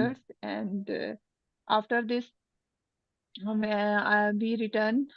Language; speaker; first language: English; non-native, learner; Urdu